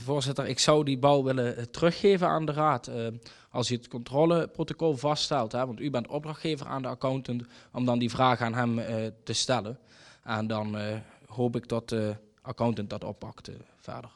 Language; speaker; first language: Dutch; native; Dutch